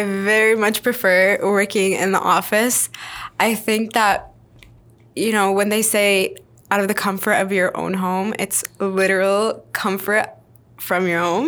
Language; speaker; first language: English; non-native, fluent; Arabic